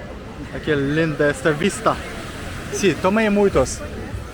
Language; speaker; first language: Portuguese; non-native, learner; Russian